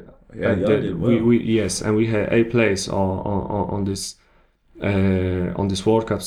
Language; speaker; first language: English; non-native, learner; Polish